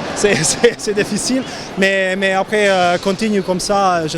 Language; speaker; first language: French; non-native, learner; Hungarian